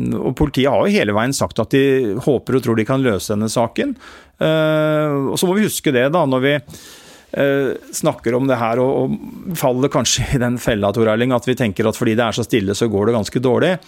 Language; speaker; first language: Norwegian; native; Norwegian